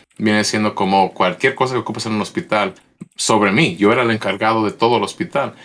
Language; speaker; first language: Spanish; early bilingual, heritage; Spanish